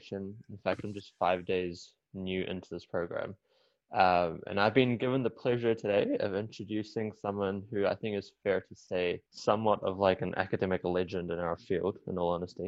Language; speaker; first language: English; native; English